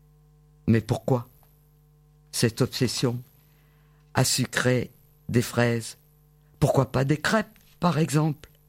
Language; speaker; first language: French; native; French